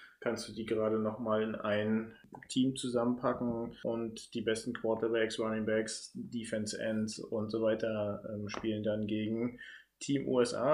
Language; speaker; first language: German; native; German